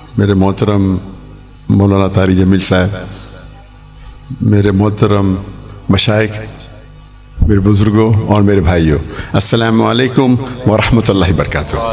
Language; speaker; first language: Urdu; non-native, local second language; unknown